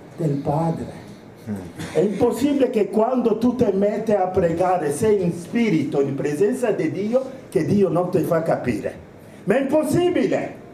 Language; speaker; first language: Italian; non-native, fluent; Romanian